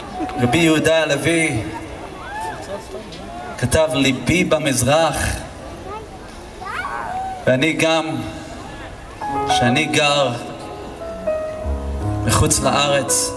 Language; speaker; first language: Hebrew; non-native, fluent; English